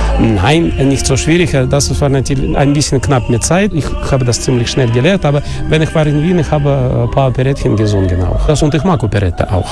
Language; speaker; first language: German; non-native, learner; Russian